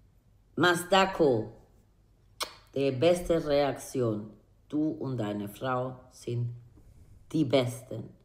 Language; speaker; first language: German; non-native, learner; Spanish